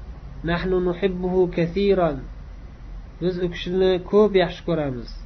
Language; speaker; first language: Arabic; non-native, fluent; Uzbek